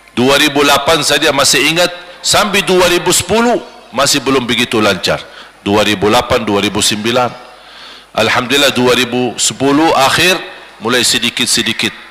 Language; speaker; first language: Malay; non-native, fluent; Arabic